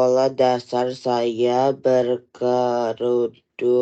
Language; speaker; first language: Indonesian; non-native, learner; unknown